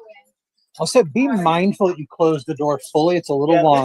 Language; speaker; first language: English; native; English